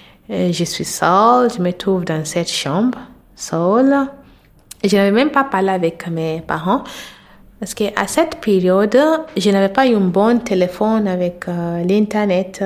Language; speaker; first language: French; non-native, learner; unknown